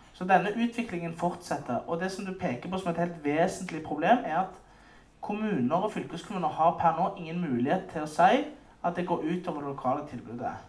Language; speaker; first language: Norwegian; native; Norwegian